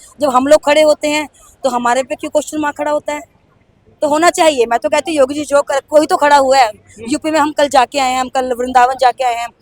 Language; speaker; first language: Hindi; native; Hindi